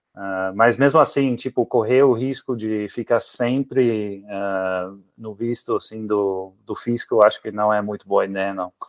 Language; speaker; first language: Portuguese; non-native, fluent; Dutch